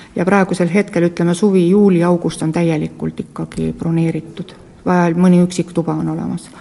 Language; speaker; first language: Estonian; native; Estonian